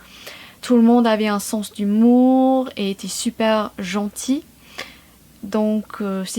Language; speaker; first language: French; non-native, fluent; English